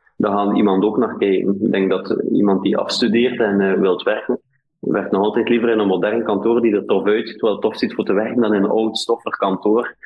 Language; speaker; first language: Dutch; native; Dutch